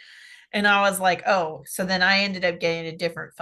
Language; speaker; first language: English; native; English